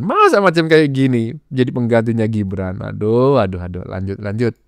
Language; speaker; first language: Indonesian; native; Indonesian